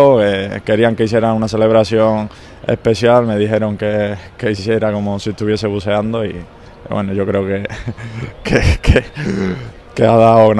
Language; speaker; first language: Spanish; native; Spanish